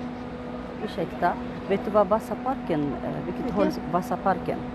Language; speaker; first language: Swedish; non-native, learner; Tigrinya